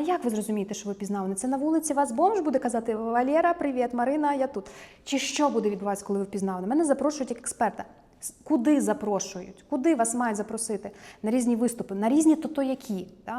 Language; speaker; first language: Ukrainian; native; Ukrainian